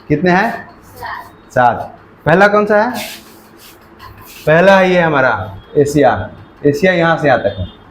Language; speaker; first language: Hindi; native; Hindi